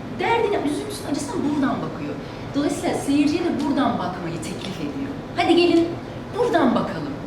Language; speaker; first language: Turkish; native; Turkish